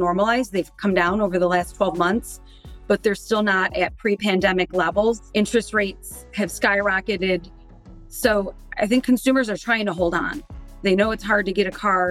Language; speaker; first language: English; native; English